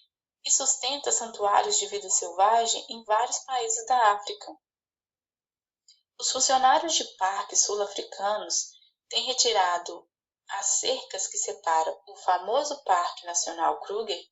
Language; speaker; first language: Portuguese; native; Portuguese